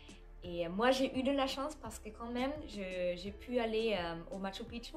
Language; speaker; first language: French; non-native, fluent; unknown